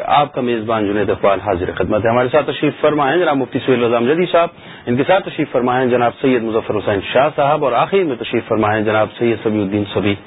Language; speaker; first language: Urdu; native; Urdu